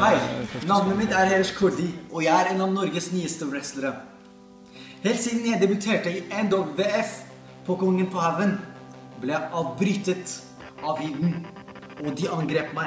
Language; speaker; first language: Norwegian; non-native, fluent; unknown